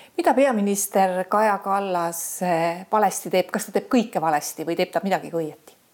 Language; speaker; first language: Estonian; native; Estonian